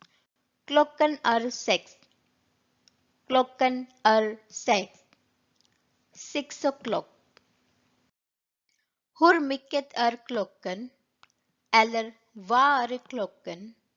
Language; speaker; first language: Swedish; non-native, learner; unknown